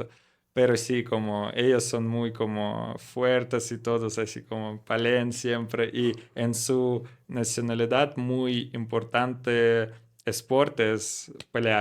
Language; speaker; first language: Spanish; non-native, learner; Russian